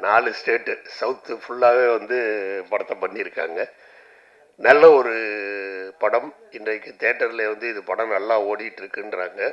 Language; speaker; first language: Tamil; native; Tamil